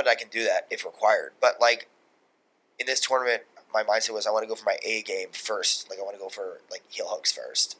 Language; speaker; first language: English; native; English